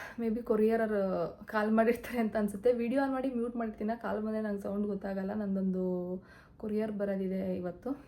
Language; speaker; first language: Kannada; native; Kannada